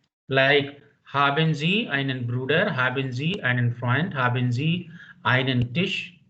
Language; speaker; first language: German; non-native, fluent; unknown